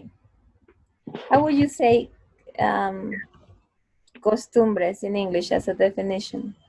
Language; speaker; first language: English; non-native, fluent; Spanish